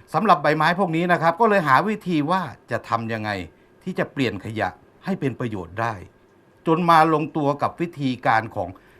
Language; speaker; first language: Thai; native; Thai